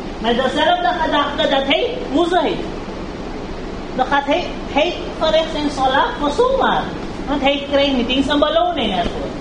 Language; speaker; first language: Dutch; early bilingual, heritage; Urdu